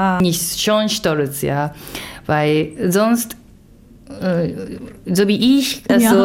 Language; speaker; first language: German; non-native, fluent; Japanese